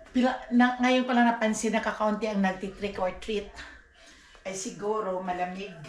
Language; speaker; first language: Filipino; non-native, local second language; Cebuano